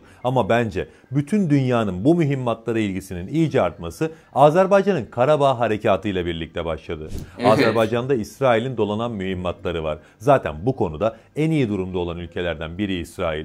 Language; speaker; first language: Turkish; native; Turkish